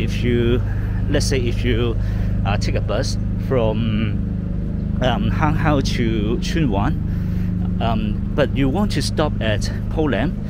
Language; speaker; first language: English; non-native, local second language; Cantonese